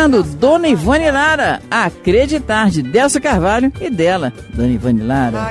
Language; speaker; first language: Portuguese; native; Portuguese